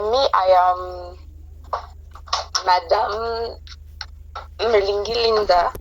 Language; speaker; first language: English; non-native, learner; French